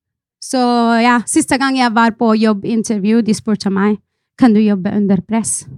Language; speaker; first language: Norwegian; non-native, fluent; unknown